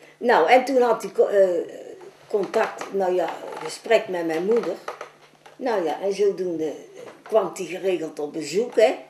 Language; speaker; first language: Dutch; native; Dutch